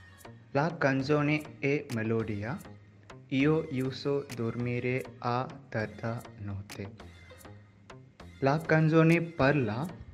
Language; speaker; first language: Italian; non-native, learner; Tamil